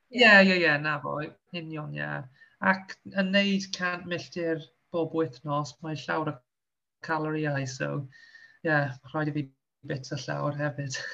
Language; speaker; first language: Welsh; non-native, local second language; English